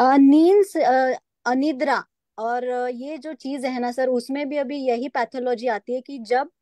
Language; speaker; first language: Hindi; non-native, local second language; Marathi